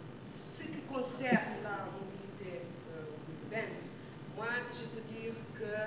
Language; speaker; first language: French; non-native, fluent; Portuguese